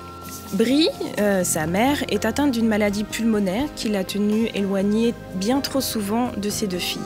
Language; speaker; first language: French; native; French